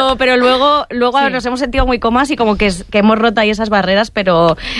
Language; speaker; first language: Spanish; native; Spanish